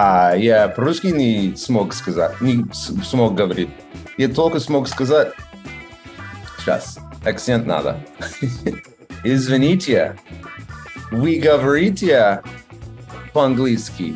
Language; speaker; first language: Russian; non-native, learner; English